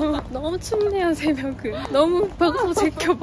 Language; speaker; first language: Korean; native; Korean